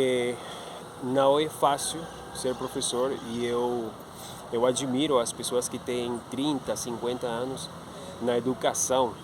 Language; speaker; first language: Portuguese; non-native, fluent; Spanish